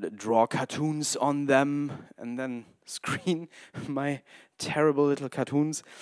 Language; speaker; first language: English; non-native, fluent; German